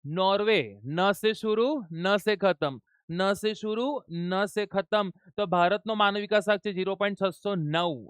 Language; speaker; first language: Hindi; non-native, local second language; Gujarati